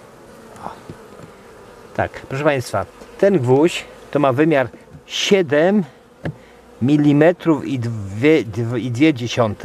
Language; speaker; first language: Polish; native; Polish